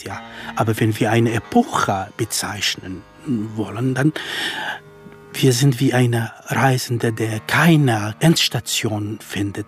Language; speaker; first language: German; non-native, fluent; Kurdish